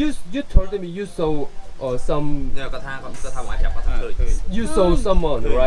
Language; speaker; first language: English; non-native, learner; Korean